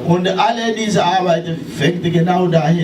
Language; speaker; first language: German; non-native, learner; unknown